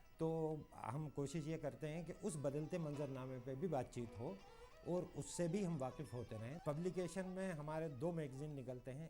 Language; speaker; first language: Urdu; native; Urdu